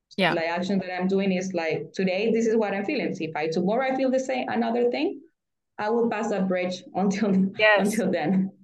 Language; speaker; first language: English; non-native, fluent; Spanish